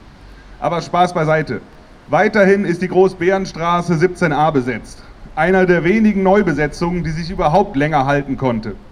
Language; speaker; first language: German; native; German